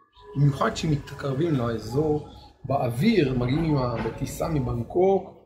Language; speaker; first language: Hebrew; native; Hebrew